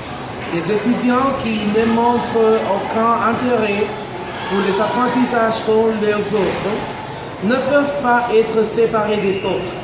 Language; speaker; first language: French; non-native, fluent; Spanish